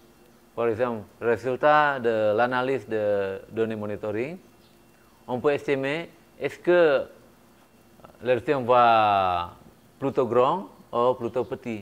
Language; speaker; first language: French; non-native, fluent; Indonesian